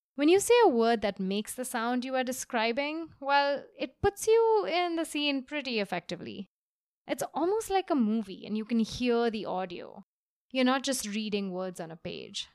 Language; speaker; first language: English; non-native, local second language; Hindi